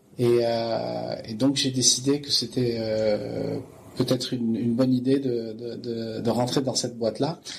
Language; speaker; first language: French; non-native, local second language; Arabic